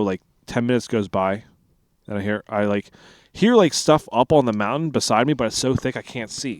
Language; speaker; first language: English; native; English